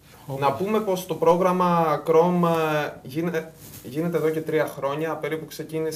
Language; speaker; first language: Greek; native; Greek